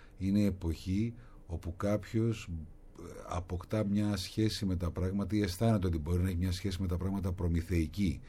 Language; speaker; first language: Greek; native; Greek